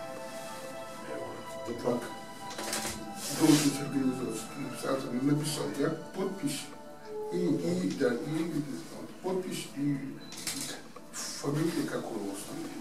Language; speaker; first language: Russian; native; Russian